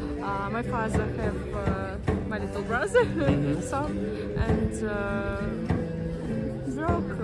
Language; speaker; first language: English; non-native, learner; Russian